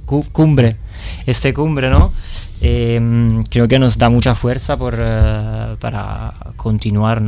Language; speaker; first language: Spanish; non-native, fluent; Italian